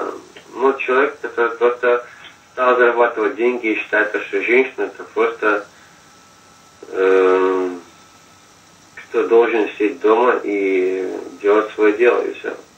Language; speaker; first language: Russian; non-native, fluent; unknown